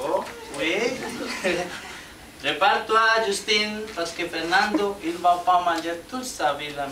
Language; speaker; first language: French; non-native, learner; Portuguese